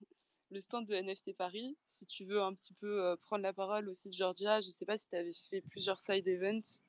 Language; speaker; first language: French; native; French